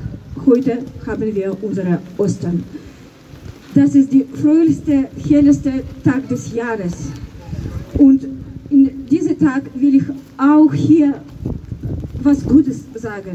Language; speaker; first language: German; non-native, fluent; Ukrainian